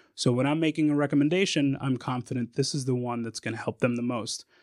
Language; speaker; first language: English; native; English